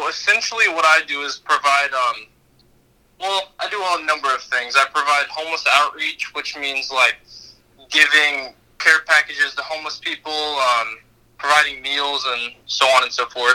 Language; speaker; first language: English; native; English